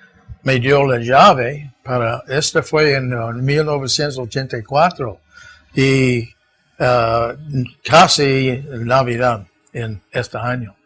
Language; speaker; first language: Spanish; non-native, fluent; English